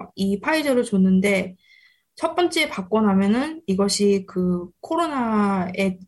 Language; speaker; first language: Korean; early bilingual, heritage; Korean